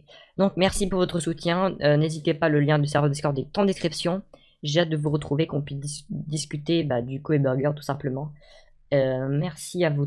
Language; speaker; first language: French; native; French